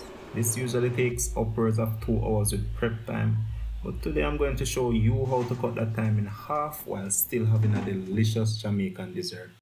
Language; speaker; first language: English; native; English